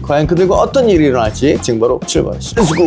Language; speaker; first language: Korean; native; Korean